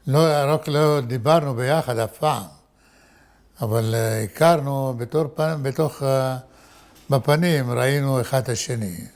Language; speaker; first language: Hebrew; non-native, fluent; Arabic